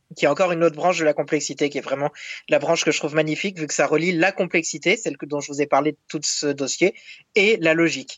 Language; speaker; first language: French; native; French